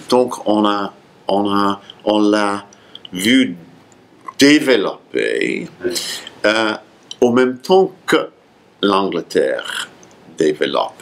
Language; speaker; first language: French; non-native, fluent; English